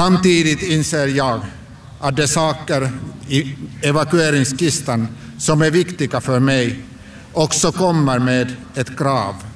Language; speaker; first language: Swedish; non-native, local second language; Finnish